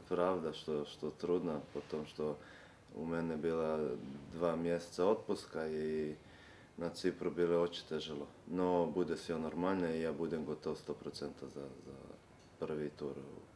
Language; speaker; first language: Russian; non-native, learner; Serbian